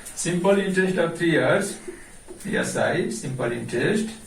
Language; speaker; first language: English; non-native, local second language; Nepali